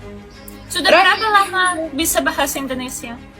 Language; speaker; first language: Indonesian; non-native, fluent; Russian